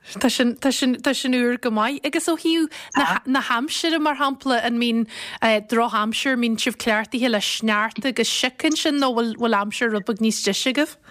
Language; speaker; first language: Irish; native; Irish